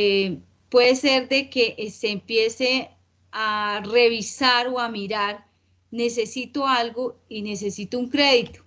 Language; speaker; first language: Spanish; native; Spanish